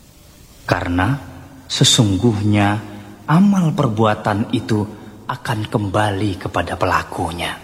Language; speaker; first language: Indonesian; native; Indonesian